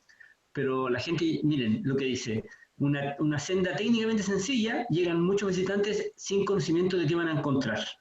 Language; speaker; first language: Spanish; native; Spanish